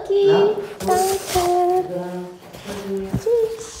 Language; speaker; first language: German; non-native, learner; Korean